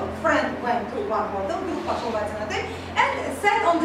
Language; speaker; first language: English; non-native, learner; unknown